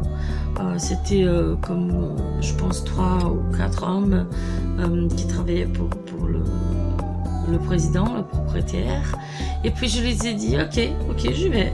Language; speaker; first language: French; non-native, fluent; Portuguese